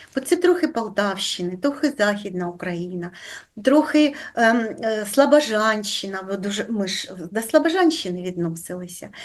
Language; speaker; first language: Ukrainian; native; Ukrainian